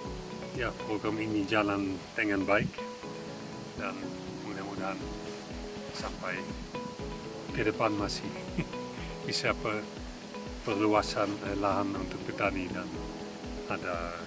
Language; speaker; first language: Indonesian; non-native, fluent; Dutch